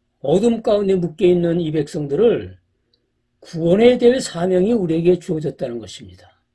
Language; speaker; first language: Korean; native; Korean